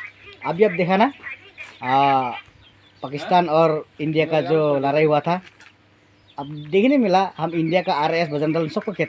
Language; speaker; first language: Hindi; non-native, local second language; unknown